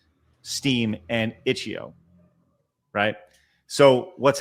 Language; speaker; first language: English; native; English